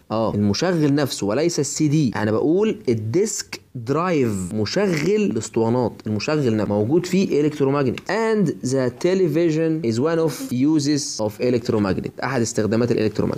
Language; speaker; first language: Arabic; native; Arabic